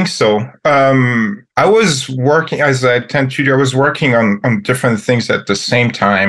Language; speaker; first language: English; non-native, fluent; French